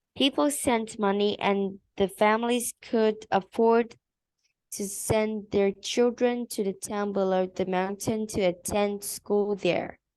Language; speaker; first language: English; non-native, learner; Vietnamese